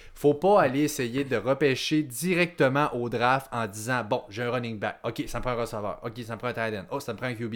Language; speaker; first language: French; native; French